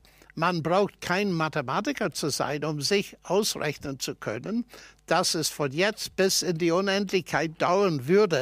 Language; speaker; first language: German; non-native, fluent; English